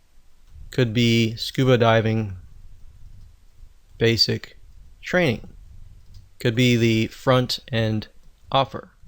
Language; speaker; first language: English; native; English